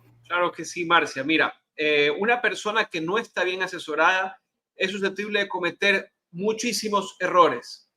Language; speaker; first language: Spanish; native; Spanish